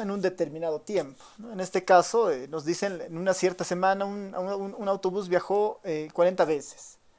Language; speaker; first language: Spanish; native; Spanish